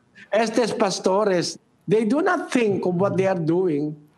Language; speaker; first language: English; non-native, local second language; Filipino